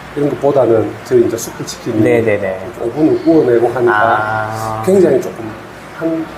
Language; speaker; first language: Korean; native; Korean